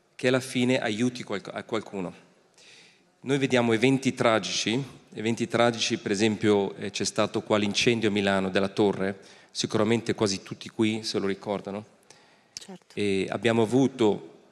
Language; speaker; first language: Italian; non-native, fluent; German